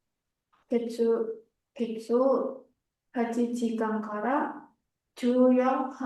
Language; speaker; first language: Japanese; non-native, learner; Indonesian